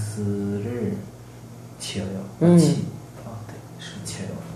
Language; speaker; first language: Korean; non-native, learner; Chinese